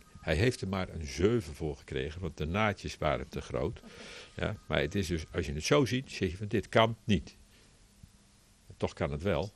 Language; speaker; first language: Dutch; native; Dutch